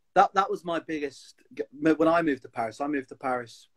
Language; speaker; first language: English; native; English